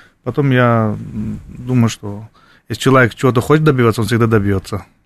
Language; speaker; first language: Russian; non-native, fluent; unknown